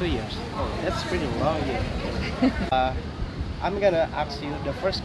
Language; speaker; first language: English; non-native, learner; Indonesian